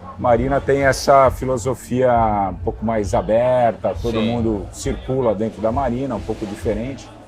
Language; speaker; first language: Portuguese; native; Portuguese